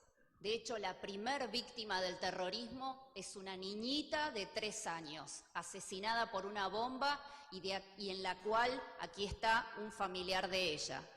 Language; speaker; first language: Spanish; native; Spanish